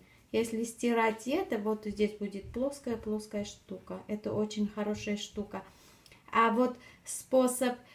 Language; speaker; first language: Russian; non-native, fluent; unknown